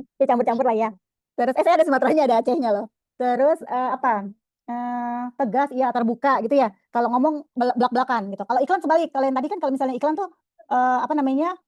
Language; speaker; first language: Indonesian; native; Indonesian